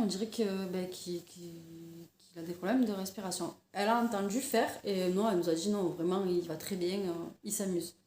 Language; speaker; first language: French; native; French